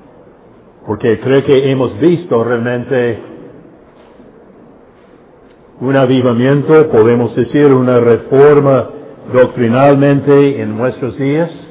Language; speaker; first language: Spanish; non-native, fluent; English